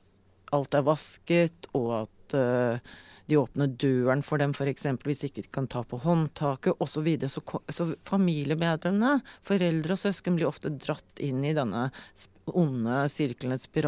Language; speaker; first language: Norwegian; native; Norwegian